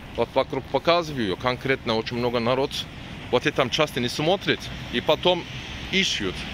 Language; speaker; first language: Russian; non-native, learner; Turkish